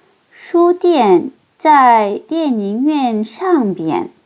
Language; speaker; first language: Chinese; non-native, fluent; Korean